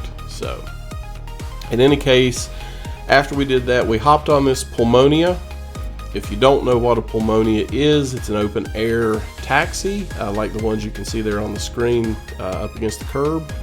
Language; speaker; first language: English; native; English